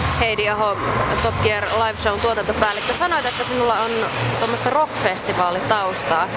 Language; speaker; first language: Finnish; native; Finnish